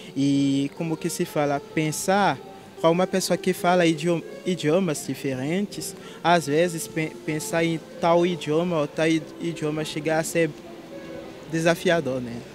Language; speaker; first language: Portuguese; non-native, fluent; French